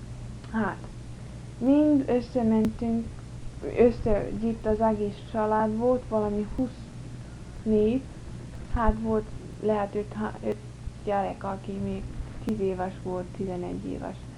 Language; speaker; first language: Hungarian; early bilingual, heritage; English